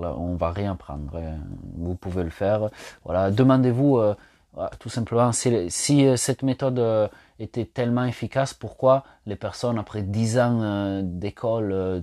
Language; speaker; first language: French; non-native, fluent; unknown